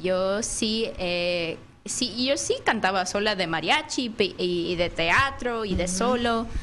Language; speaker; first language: Spanish; non-native, learner; English